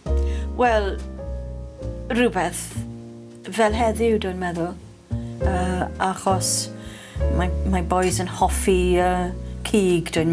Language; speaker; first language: Welsh; non-native, learner; English